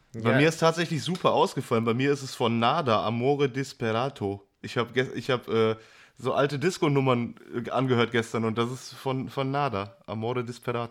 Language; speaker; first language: German; native; German